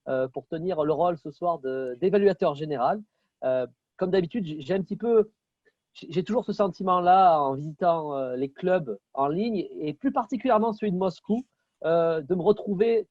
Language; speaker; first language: French; native; French